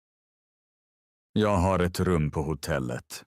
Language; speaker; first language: Swedish; non-native, fluent; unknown